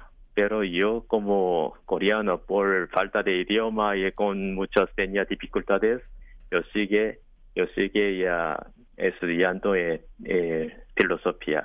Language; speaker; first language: Spanish; non-native, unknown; Korean